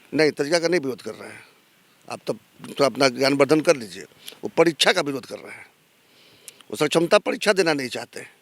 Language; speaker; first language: Hindi; native; Hindi